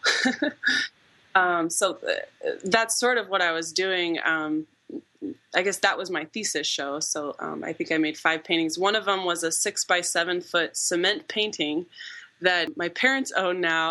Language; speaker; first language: English; native; English